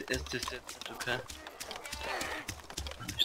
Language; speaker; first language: German; native; German